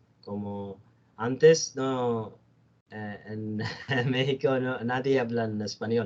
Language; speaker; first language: Spanish; non-native, learner; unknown